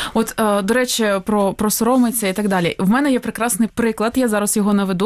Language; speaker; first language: Ukrainian; native; Ukrainian